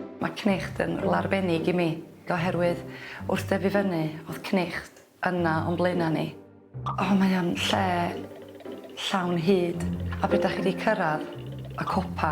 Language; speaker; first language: Welsh; native; Welsh